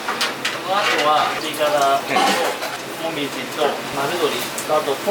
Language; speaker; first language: Japanese; native; Japanese